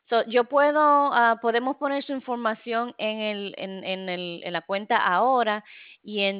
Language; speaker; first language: Spanish; non-native, fluent; English